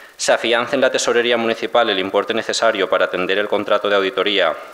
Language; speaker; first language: Spanish; non-native, local second language; Catalan